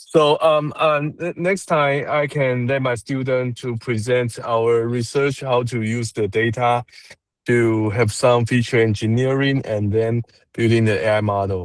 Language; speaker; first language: English; non-native, learner; Chinese